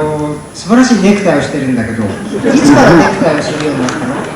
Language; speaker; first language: Japanese; native; Japanese